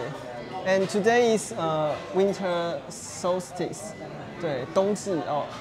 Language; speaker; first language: English; non-native, learner; Chinese